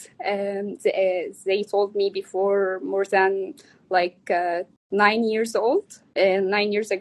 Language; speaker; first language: English; non-native, learner; Arabic